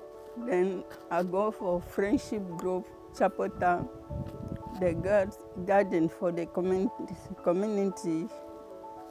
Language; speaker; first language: English; non-native, learner; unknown